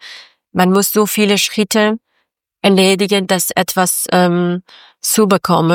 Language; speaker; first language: German; non-native, learner; Persian